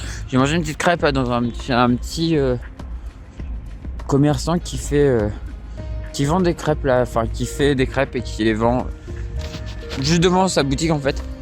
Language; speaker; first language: French; native; French